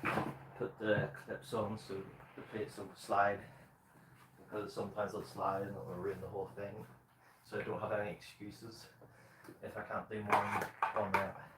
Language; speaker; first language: English; native; English